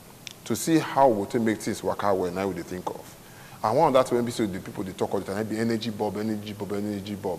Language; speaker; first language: English; non-native, local second language; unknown